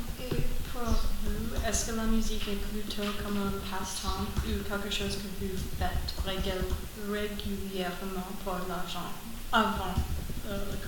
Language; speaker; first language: French; non-native, learner; English